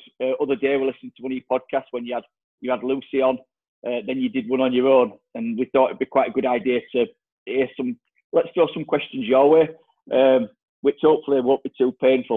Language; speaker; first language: English; native; English